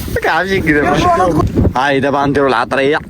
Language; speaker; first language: Arabic; native; Arabic